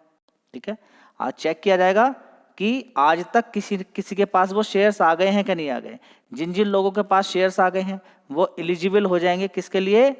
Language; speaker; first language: Hindi; native; Hindi